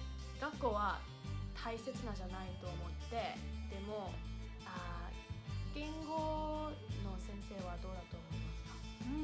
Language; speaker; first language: Japanese; non-native, learner; English